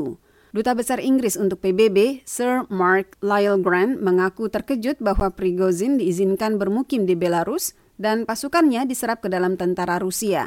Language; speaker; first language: Indonesian; native; Indonesian